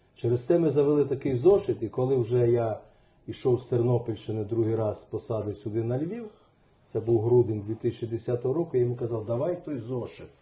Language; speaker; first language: Ukrainian; native; Ukrainian